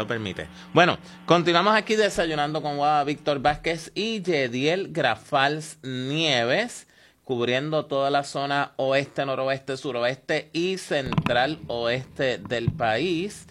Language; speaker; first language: Spanish; native; Spanish